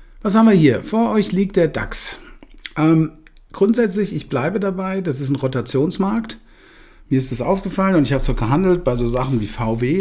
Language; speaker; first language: German; native; German